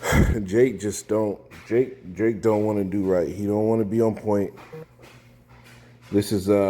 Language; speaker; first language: English; native; English